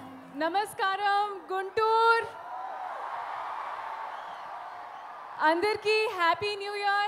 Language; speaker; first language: Telugu; non-native, learner; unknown